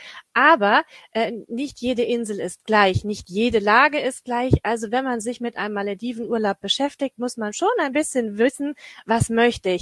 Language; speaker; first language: German; native; German